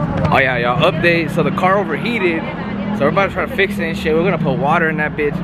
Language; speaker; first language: English; early bilingual, other home language; Spanish